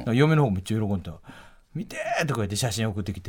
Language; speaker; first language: Japanese; native; Japanese